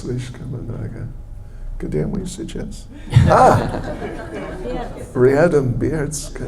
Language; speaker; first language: Russian; non-native, learner; English